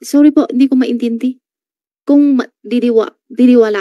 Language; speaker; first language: Filipino; non-native, learner; Chinese